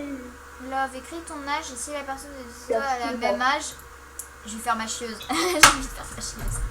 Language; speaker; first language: French; native; French